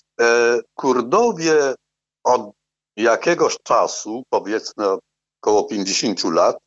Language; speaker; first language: Polish; non-native, fluent; Arabic